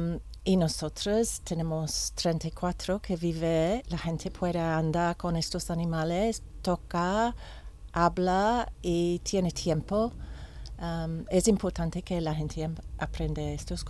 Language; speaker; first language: Spanish; non-native, learner; English